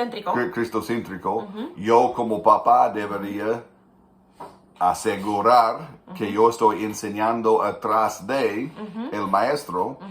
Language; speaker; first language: Spanish; non-native, fluent; English